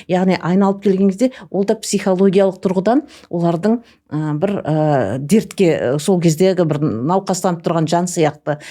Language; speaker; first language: Kazakh; native; Kazakh